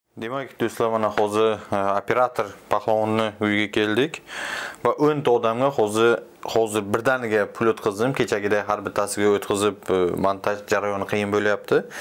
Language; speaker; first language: Uzbek; native; Uzbek